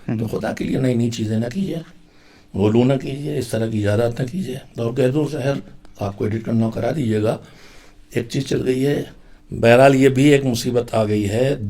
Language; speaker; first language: Urdu; native; Urdu